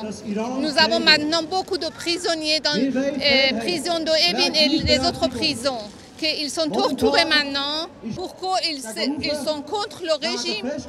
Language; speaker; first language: French; non-native, learner; Persian